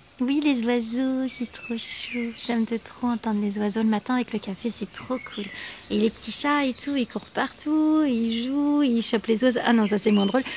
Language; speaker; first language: French; native; French